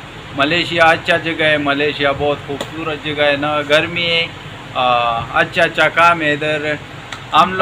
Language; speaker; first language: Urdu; non-native, local second language; Pashto